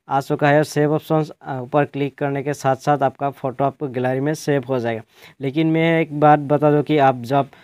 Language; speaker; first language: Hindi; non-native, local second language; Assamese